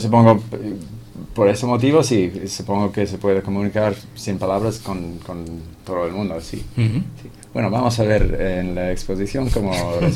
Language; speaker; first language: Spanish; non-native, fluent; English